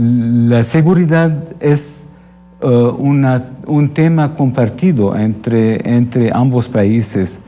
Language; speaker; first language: Spanish; non-native, fluent; Arabic